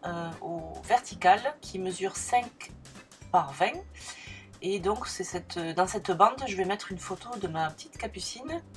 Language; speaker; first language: French; native; French